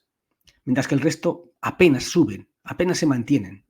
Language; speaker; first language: Spanish; native; Spanish